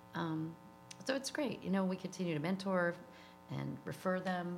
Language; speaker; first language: English; native; English